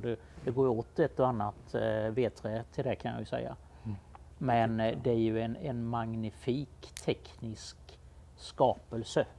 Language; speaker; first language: Swedish; native; Swedish